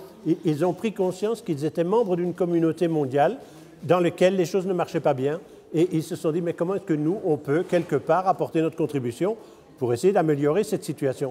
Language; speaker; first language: French; native; French